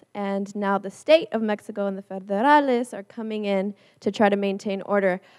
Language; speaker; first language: English; native; English